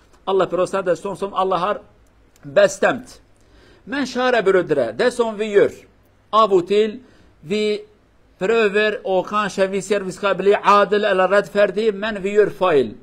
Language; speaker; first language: Swedish; non-native, learner; Kurdish